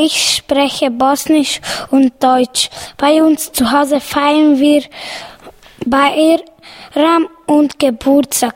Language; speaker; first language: German; early bilingual, other home language; Bosnian